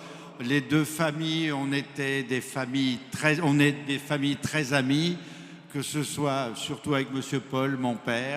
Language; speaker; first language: French; native; French